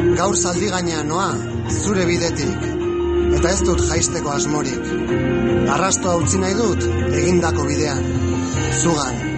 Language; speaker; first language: Basque; non-native, local second language; Spanish